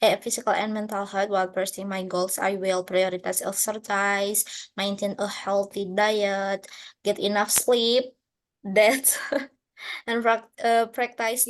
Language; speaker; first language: English; non-native, learner; Indonesian